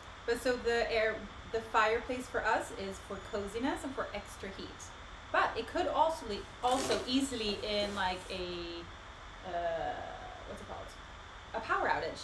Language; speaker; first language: English; non-native, fluent; Swedish